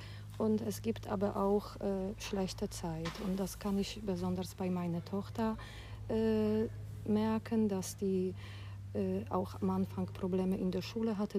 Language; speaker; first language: German; non-native, fluent; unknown